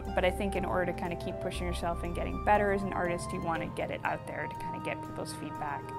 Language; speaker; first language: English; native; English